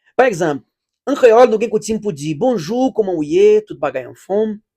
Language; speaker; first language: French; non-native, local second language; Haitian Creole